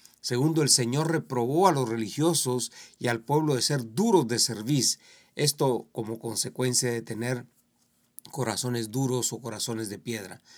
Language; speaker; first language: Spanish; native; Spanish